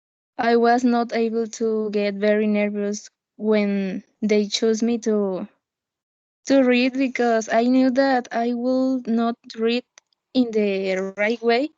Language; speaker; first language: English; non-native, learner; Spanish